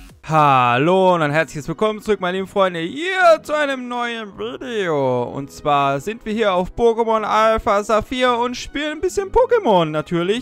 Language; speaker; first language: German; native; German